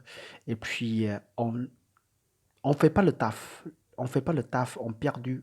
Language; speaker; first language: French; non-native, learner; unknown